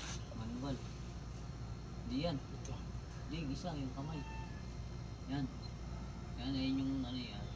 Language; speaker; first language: Filipino; native; Filipino